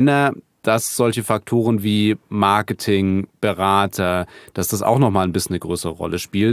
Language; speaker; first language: German; native; German